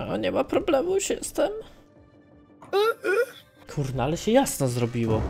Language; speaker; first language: Polish; native; Polish